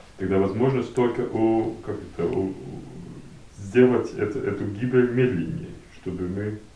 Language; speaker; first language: Russian; non-native, local second language; Latvian